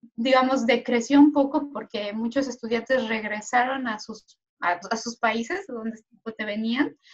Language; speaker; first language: Spanish; native; Spanish